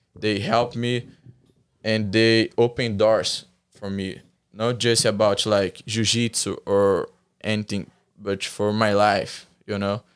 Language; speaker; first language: English; non-native, learner; Portuguese